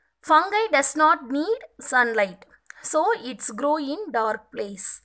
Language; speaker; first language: English; non-native, local second language; Tamil